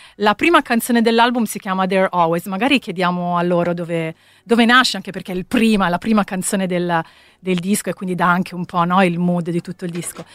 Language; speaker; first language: Italian; native; Italian